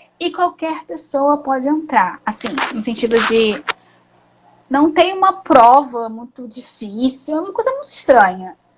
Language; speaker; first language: Portuguese; native; Portuguese